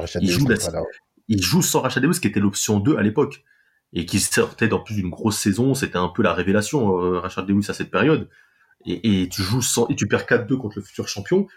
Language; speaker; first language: French; native; French